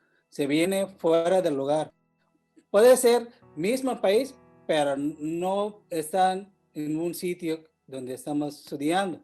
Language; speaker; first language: Spanish; non-native, fluent; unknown